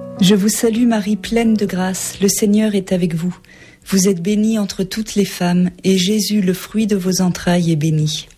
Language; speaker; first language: French; native; French